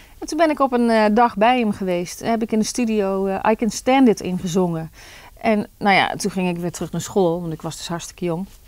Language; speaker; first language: Dutch; native; Dutch